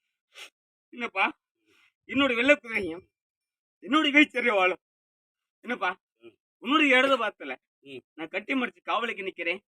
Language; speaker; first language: Tamil; native; Tamil